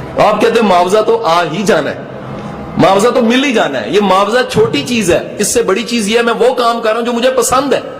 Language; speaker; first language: Urdu; non-native, local second language; Punjabi